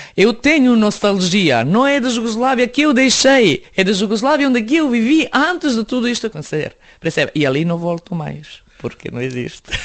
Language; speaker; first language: Portuguese; non-native, fluent; Serbian